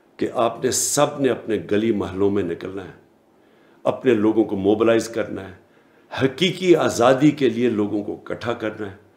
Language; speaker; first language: Urdu; native; Urdu